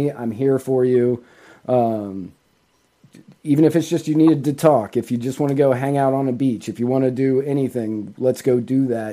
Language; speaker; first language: English; native; English